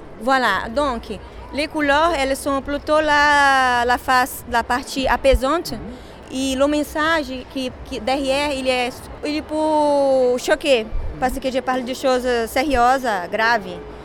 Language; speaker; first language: French; non-native, fluent; Portuguese